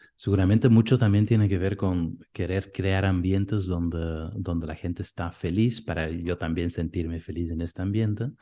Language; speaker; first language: Spanish; non-native, fluent; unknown